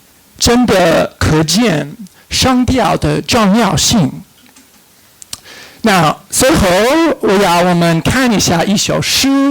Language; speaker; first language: Chinese; non-native, fluent; English